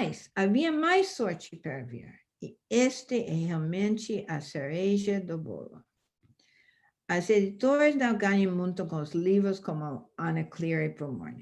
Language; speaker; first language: Portuguese; non-native, fluent; English